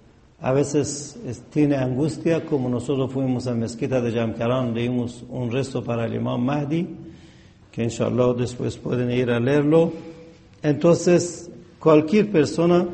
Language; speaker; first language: Spanish; non-native, fluent; Persian